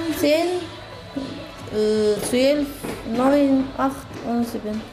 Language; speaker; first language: German; non-native, learner; Romanian